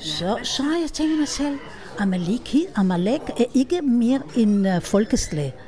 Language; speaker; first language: Danish; non-native, fluent; Hebrew